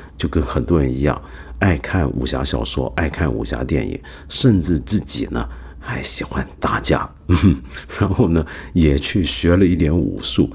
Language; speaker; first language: Chinese; non-native, local second language; Cantonese